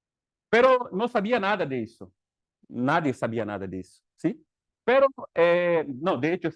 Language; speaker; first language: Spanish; non-native, learner; Portuguese